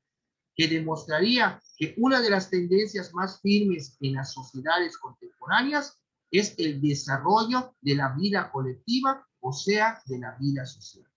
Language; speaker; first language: Spanish; native; Spanish